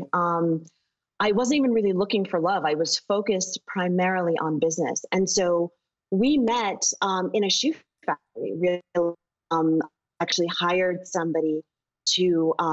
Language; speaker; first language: English; native; English